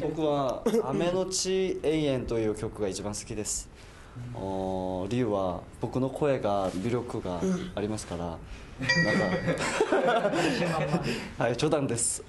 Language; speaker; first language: Japanese; non-native, learner; Korean